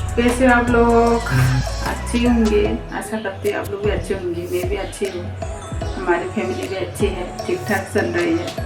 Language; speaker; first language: Hindi; non-native, local second language; Bangla